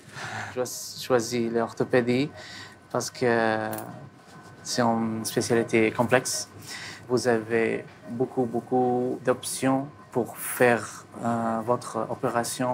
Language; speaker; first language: French; non-native, learner; Arabic